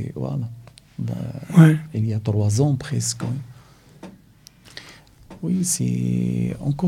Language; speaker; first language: French; non-native, learner; Arabic